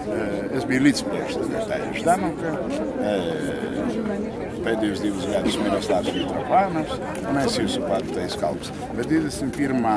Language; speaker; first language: Latvian; non-native, local second language; Russian